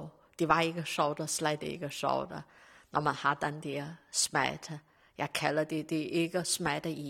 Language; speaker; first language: Danish; non-native, learner; Chinese